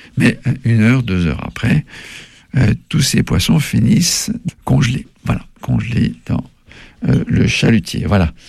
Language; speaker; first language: French; native; French